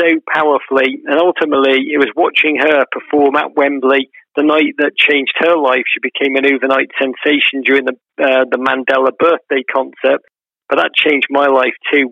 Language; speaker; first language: English; native; English